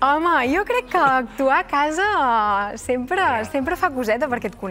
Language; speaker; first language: Catalan; native; Catalan